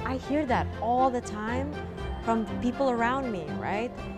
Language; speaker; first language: English; non-native, fluent; Indonesian